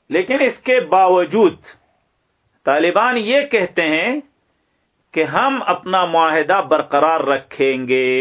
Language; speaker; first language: Urdu; non-native, local second language; Pashto